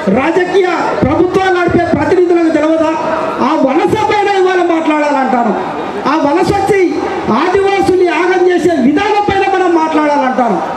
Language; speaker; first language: Telugu; non-native, local second language; Koya